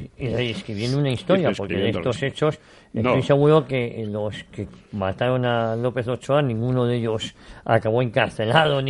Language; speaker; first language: Spanish; native; Spanish